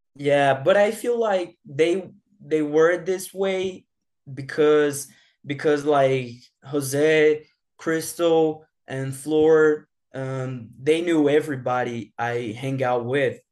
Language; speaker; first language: English; non-native, fluent; Portuguese